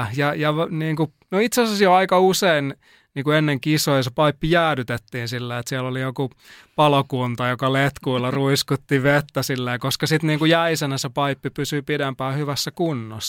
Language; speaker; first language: Finnish; native; Finnish